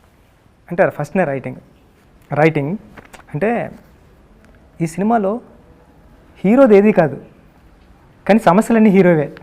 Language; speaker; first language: Telugu; native; Telugu